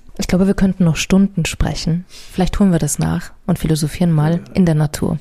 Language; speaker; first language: German; native; German